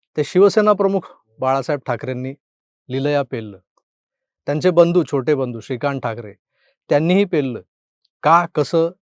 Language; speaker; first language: Marathi; native; Marathi